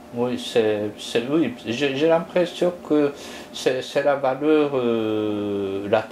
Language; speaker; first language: French; non-native, fluent; Japanese